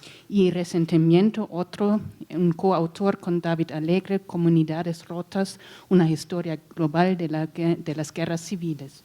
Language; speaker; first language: Spanish; non-native, learner; German